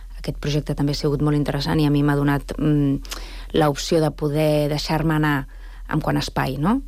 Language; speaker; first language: Catalan; non-native, local second language; Spanish